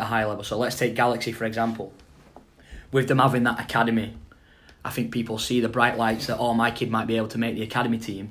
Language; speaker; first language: English; native; English